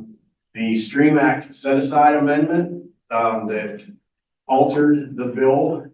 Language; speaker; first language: English; native; English